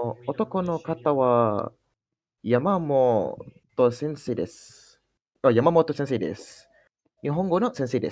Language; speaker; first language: Japanese; non-native, learner; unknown